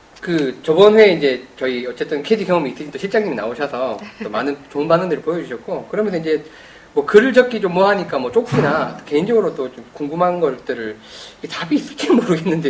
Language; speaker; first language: Korean; native; Korean